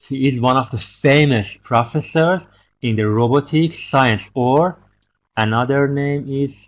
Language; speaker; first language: English; non-native, fluent; Persian